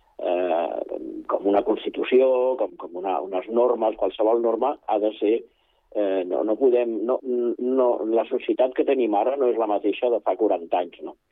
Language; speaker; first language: Catalan; non-native, local second language; Spanish